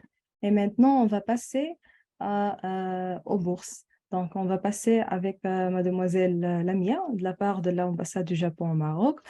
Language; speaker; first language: French; non-native, local second language; Arabic